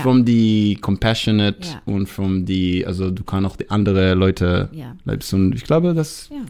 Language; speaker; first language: German; non-native, learner; Hebrew